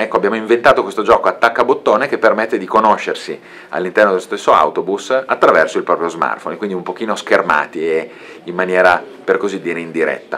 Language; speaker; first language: Italian; native; Italian